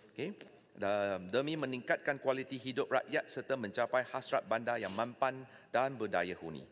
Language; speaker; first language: Malay; non-native, local second language; Chinese